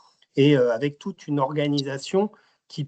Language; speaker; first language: French; native; French